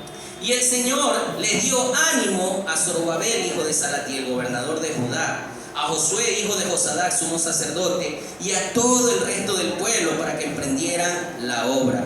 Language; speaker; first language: Spanish; native; Spanish